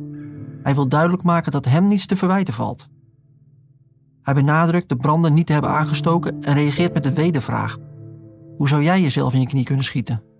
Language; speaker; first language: Dutch; native; Dutch